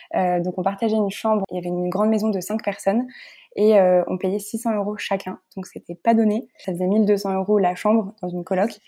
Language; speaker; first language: French; native; French